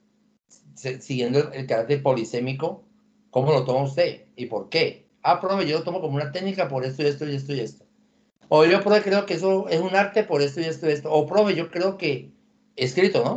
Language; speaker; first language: Spanish; native; Spanish